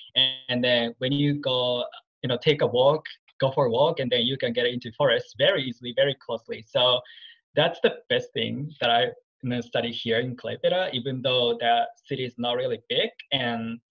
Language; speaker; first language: English; non-native, fluent; Japanese